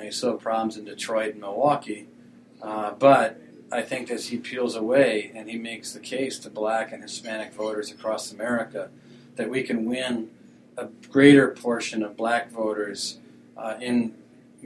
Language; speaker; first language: English; native; English